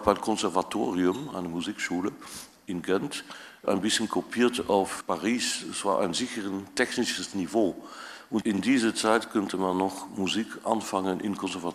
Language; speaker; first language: German; non-native, fluent; Dutch